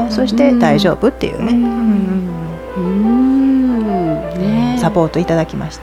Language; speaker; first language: Japanese; native; Japanese